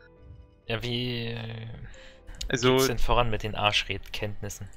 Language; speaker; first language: German; native; German